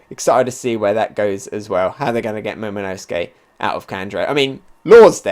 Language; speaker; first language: English; native; English